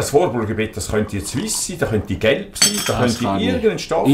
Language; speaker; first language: German; native; German